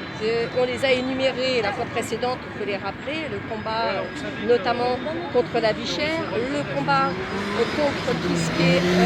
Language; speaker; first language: French; native; French